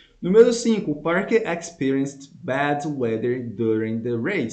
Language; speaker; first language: English; non-native, fluent; Portuguese